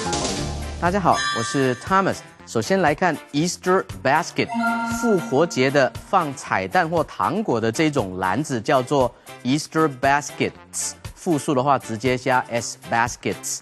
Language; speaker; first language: Chinese; native; Chinese